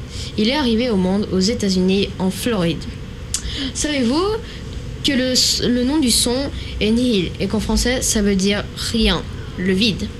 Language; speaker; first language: French; native; French